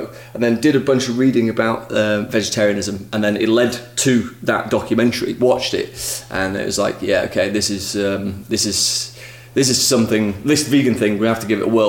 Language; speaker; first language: English; native; English